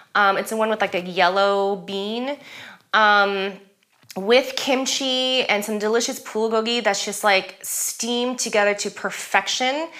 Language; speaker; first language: English; early bilingual, other home language; German